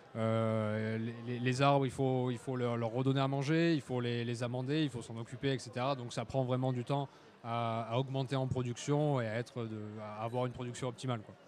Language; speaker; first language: French; native; French